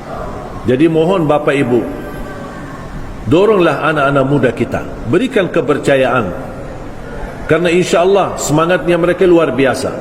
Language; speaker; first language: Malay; non-native, fluent; Arabic